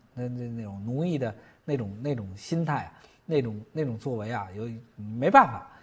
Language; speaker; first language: Chinese; native; Chinese